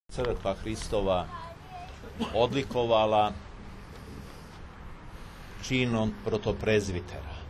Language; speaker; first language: Serbian; native; Serbian